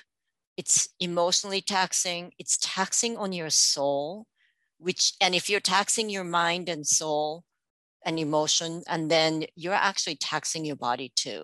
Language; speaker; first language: English; non-native, fluent; Japanese